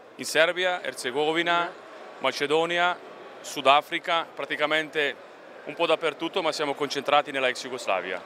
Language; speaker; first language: Italian; non-native, fluent; Serbian